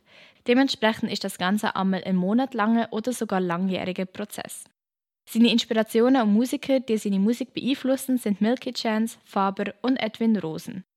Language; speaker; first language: German; native; German